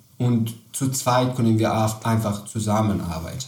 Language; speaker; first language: German; non-native, learner; Persian